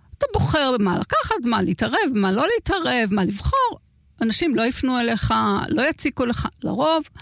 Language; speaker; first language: Hebrew; native; Hebrew